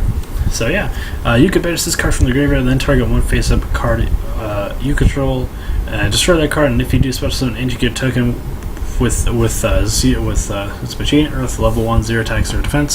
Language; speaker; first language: English; native; English